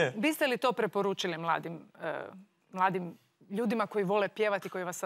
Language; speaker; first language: Croatian; native; Croatian